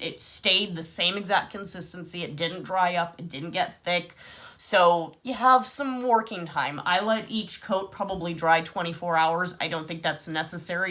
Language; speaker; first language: English; native; English